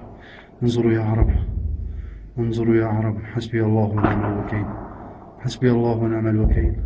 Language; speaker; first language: Arabic; native; Arabic